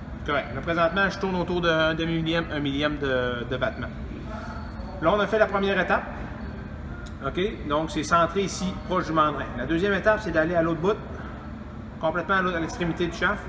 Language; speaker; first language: French; native; French